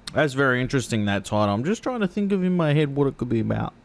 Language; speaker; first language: English; native; English